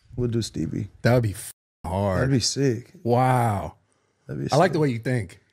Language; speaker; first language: English; native; English